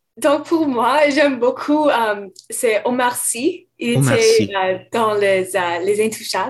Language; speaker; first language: French; non-native, fluent; English